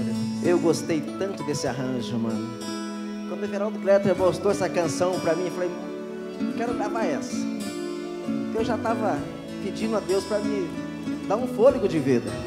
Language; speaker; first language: Portuguese; native; Portuguese